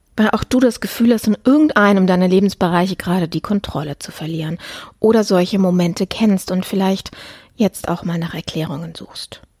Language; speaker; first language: German; early bilingual, other home language; Polish